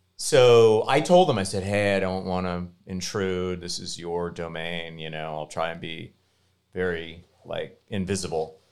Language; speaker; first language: English; native; English